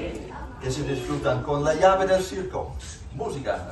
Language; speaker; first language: Spanish; non-native, fluent; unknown